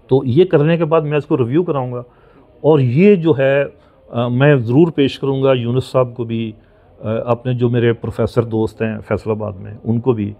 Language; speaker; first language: Urdu; non-native, local second language; Punjabi